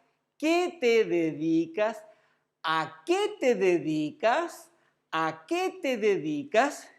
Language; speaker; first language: Spanish; non-native, learner; Urdu